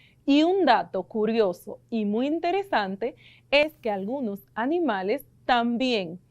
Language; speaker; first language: Spanish; native; Spanish